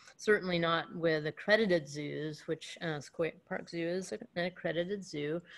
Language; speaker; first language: English; native; English